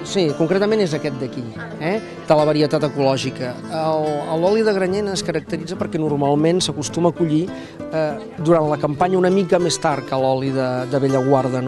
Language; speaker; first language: Catalan; native; Catalan